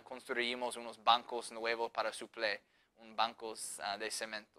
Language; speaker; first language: Spanish; non-native, fluent; English